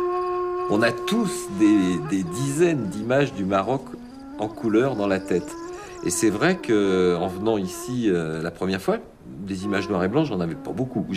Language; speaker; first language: French; native; French